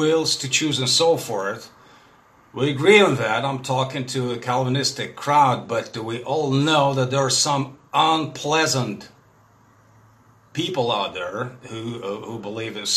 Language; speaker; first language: English; non-native, fluent; Russian